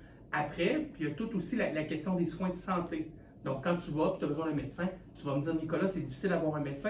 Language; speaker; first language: French; native; French